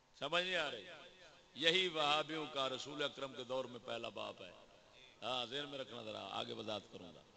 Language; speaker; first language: Urdu; non-native, local second language; Punjabi